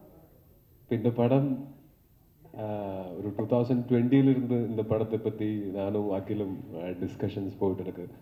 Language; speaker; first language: Tamil; non-native, local second language; Malayalam